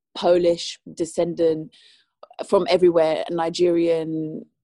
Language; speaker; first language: English; early bilingual, other home language; Spanish